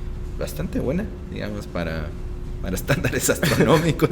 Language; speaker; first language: Spanish; native; Spanish